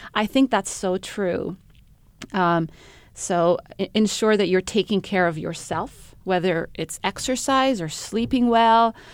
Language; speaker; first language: English; non-native, fluent; Arabic